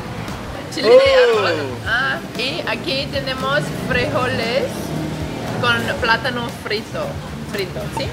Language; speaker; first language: Spanish; non-native, learner; English